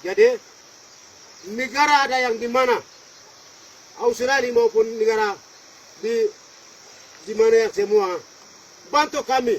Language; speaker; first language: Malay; non-native, local second language; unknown